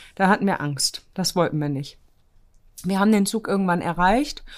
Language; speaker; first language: German; early bilingual, other home language; Polish